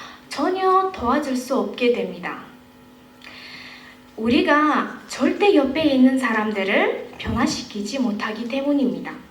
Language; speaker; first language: Korean; non-native, fluent; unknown